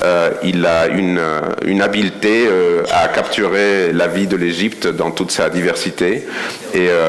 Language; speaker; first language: French; non-native, fluent; Spanish